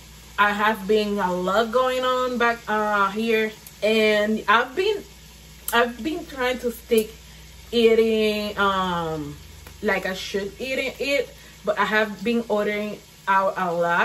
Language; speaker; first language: English; non-native, fluent; Spanish